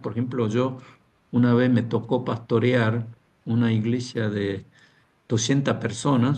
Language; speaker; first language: Spanish; non-native, fluent; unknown